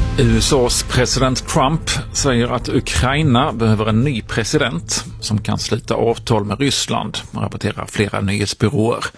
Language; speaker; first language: Swedish; native; Swedish